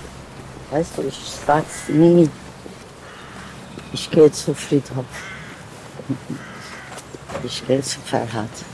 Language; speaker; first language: German; non-native, fluent; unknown